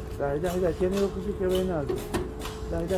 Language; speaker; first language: Italian; native; Italian